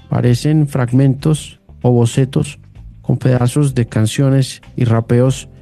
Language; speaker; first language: Spanish; native; Spanish